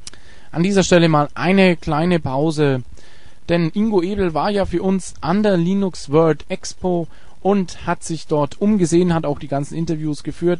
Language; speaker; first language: German; native; German